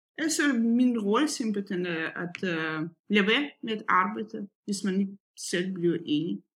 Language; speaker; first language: Danish; non-native, fluent; Russian